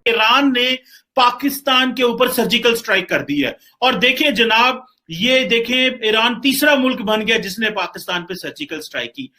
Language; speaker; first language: Urdu; non-native, local second language; Punjabi